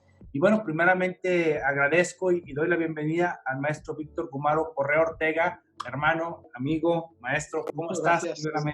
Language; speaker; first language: Spanish; native; Spanish